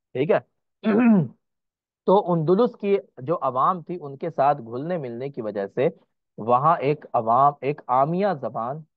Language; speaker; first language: Hindi; native; Hindi